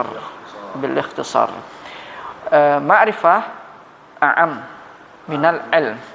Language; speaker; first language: Arabic; non-native, fluent; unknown